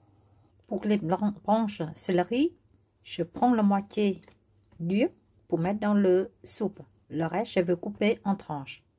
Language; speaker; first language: French; non-native, learner; Vietnamese